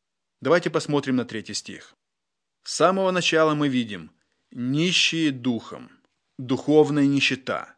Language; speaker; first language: Russian; native; Russian